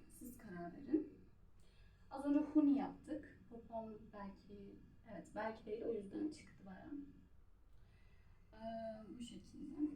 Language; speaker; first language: Turkish; native; Turkish